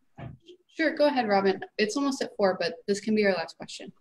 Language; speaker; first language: English; native; English